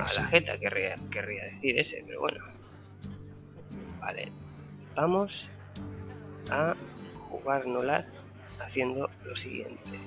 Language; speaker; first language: Spanish; native; Spanish